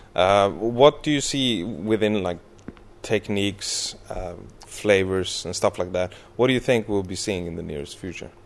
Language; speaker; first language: English; early bilingual, other home language; Icelandic